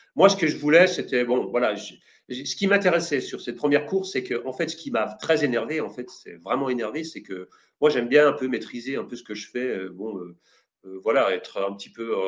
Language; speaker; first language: French; native; French